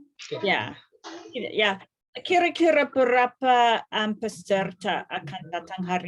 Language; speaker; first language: Indonesian; non-native, fluent; English